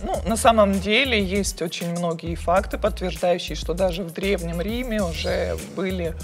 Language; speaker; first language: Russian; native; Russian